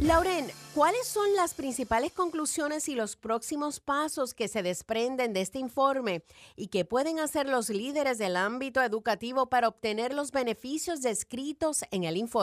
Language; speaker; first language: Spanish; native; Spanish